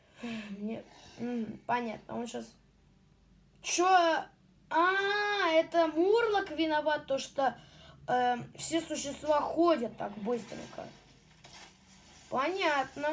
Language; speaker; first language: Russian; native; Russian